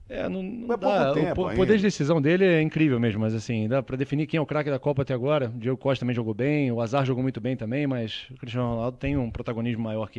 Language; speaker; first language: Portuguese; native; Portuguese